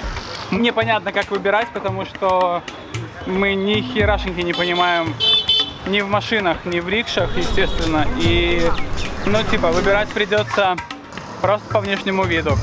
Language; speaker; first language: Russian; native; Russian